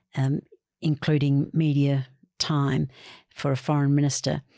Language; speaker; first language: English; native; English